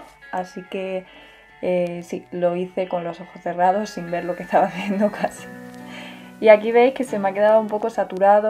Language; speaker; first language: Spanish; native; Spanish